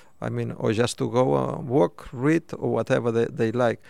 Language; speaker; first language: English; non-native, fluent; Spanish